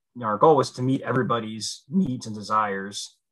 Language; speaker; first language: English; native; English